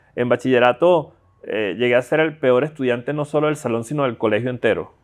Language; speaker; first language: Spanish; native; Spanish